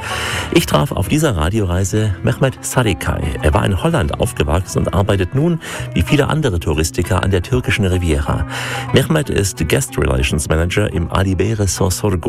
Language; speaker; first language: German; native; German